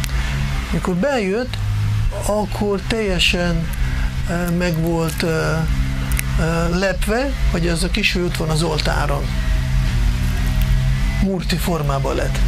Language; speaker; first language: Hungarian; non-native, fluent; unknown